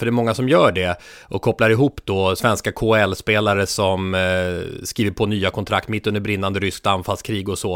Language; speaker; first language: Swedish; native; Swedish